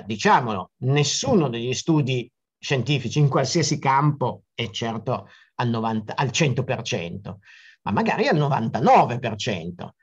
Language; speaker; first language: Italian; native; Italian